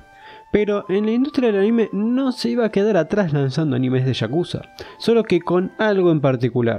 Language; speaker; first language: Spanish; native; Spanish